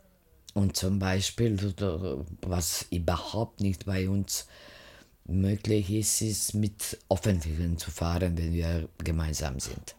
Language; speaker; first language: German; non-native, fluent; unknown